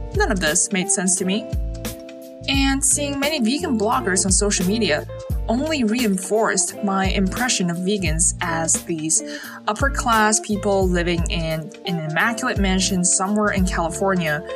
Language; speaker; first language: English; early bilingual, other home language; Chinese